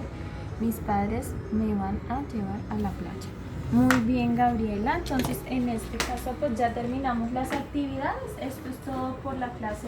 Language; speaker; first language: Spanish; native; Spanish